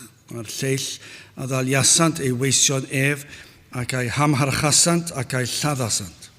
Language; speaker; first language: Welsh; native; Welsh